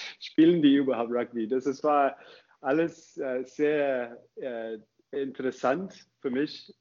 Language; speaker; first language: German; non-native, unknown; English